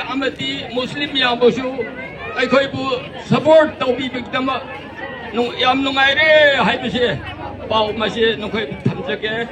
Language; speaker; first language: Manipuri; non-native, local second language; Tangkhul Naga (India)